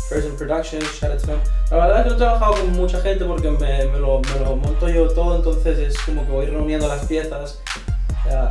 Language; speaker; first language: Spanish; early bilingual, other home language; English